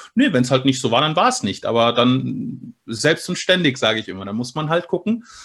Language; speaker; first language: German; early bilingual, other home language; Spanish